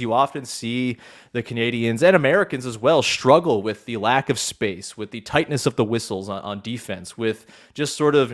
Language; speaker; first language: English; native; English